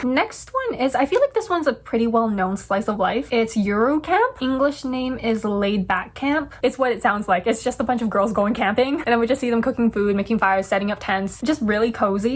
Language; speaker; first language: English; native; English